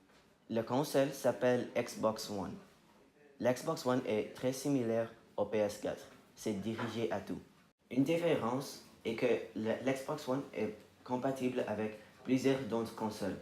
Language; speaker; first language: French; non-native, learner; English